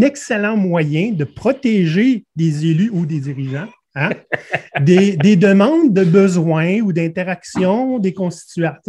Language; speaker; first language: French; native; French